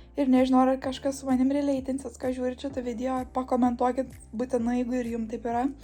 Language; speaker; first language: Lithuanian; native; Lithuanian